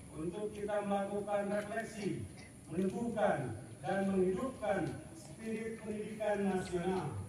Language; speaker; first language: Indonesian; native; Indonesian